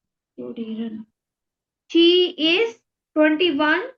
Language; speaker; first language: English; non-native, learner; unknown